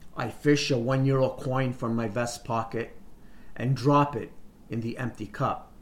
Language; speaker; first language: English; early bilingual, other home language; Italian